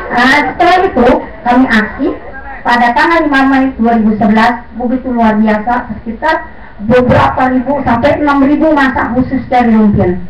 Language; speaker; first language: Indonesian; non-native, local second language; Sundanese